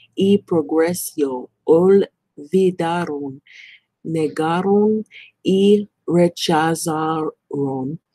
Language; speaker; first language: Spanish; non-native, learner; English